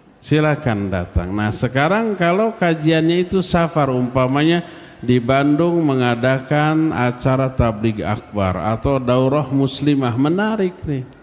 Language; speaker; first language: Malay; non-native, local second language; Sundanese